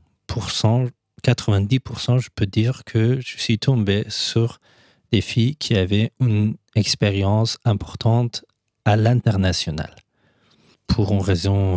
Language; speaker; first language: French; non-native, fluent; Persian